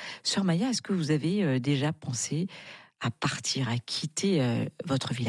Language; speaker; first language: French; native; French